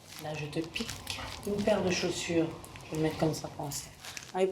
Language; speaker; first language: French; native; French